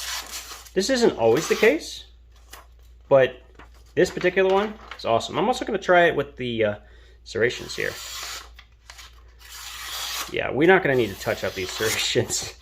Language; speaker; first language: English; native; English